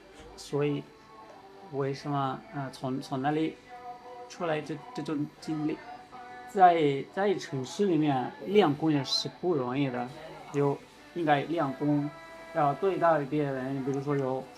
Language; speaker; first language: Chinese; non-native, learner; Spanish